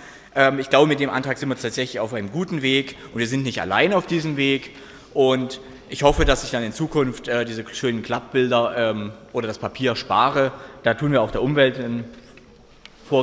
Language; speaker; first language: German; native; German